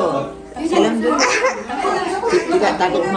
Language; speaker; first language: Indonesian; non-native, learner; Turkish